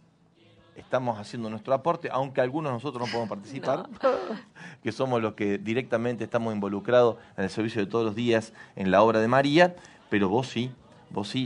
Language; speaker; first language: Spanish; native; Spanish